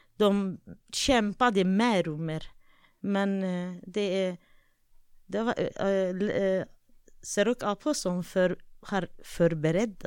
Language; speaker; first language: Swedish; non-native, fluent; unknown